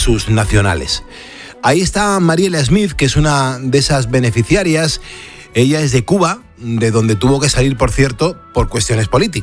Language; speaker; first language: Spanish; native; Spanish